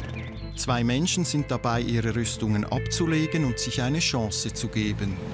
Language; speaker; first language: German; native; German